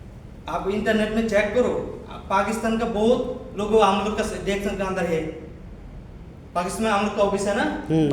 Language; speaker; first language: Hindi; non-native, fluent; Bangla